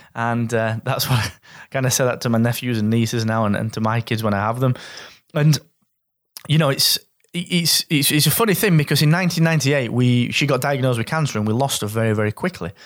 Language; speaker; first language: English; native; English